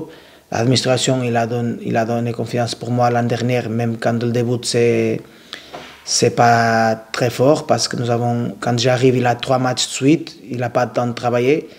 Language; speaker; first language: French; non-native, learner; Portuguese